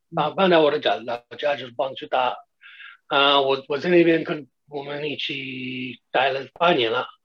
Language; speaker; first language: Chinese; non-native, fluent; English